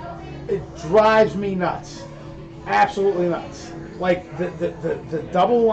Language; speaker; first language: English; native; English